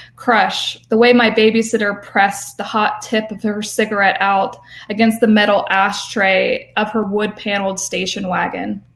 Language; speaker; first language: English; native; English